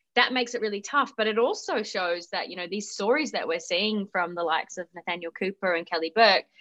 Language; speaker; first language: English; native; English